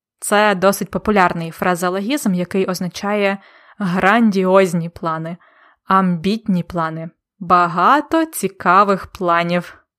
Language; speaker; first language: Ukrainian; native; Ukrainian